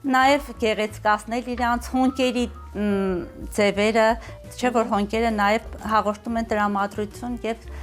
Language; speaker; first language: Armenian; native; Armenian